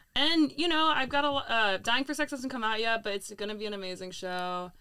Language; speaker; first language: English; native; English